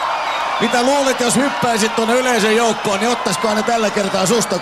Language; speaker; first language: Finnish; native; Finnish